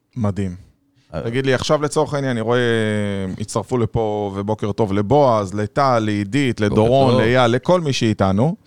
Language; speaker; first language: Hebrew; native; Hebrew